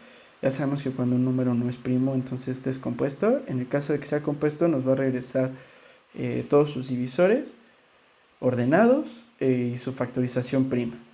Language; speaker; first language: Spanish; native; Spanish